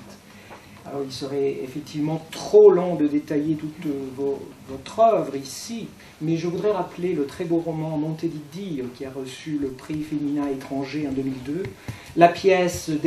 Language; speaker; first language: French; native; French